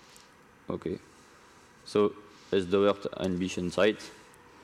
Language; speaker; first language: German; non-native, learner; French